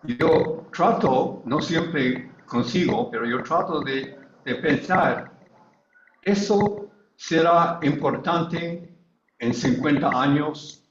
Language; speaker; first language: Spanish; non-native, learner; English